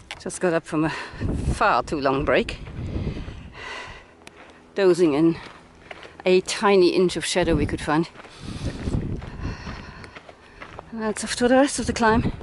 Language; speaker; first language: English; native; English